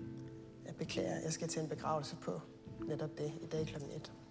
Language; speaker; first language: Danish; native; Danish